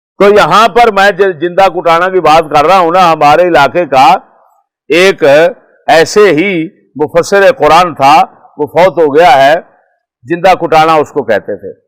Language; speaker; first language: Urdu; non-native, local second language; Punjabi